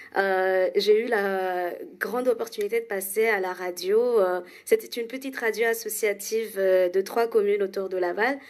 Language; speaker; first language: French; non-native, fluent; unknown